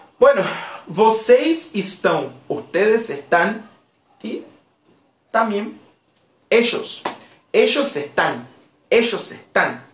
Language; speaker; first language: Spanish; non-native, fluent; Portuguese